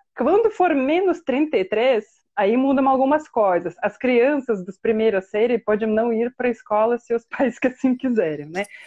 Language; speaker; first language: Portuguese; non-native, fluent; Russian